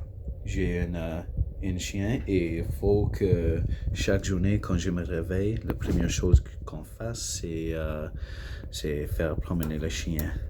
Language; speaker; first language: French; non-native, local second language; English